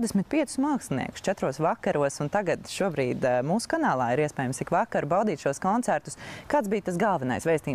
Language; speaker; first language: Latvian; native; Latvian